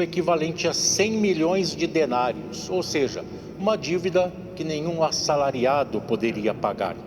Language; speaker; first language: Portuguese; native; Portuguese